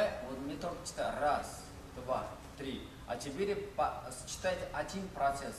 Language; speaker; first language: Russian; non-native, learner; Chinese